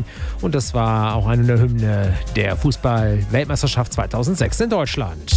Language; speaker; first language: German; native; German